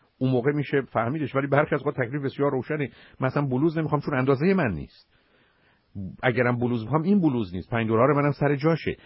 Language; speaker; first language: Persian; native; Persian